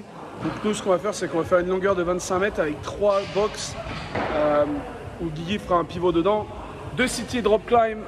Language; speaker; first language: French; native; French